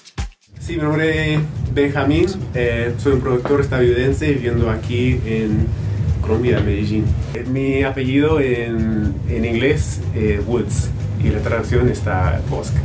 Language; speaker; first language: Spanish; non-native, fluent; English